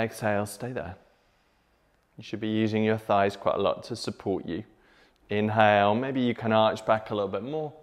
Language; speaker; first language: English; native; English